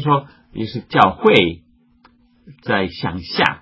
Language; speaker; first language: Chinese; non-native, fluent; Spanish